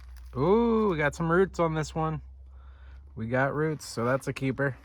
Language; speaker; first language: English; native; English